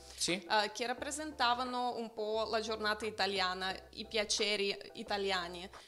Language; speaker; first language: Italian; non-native, fluent; Russian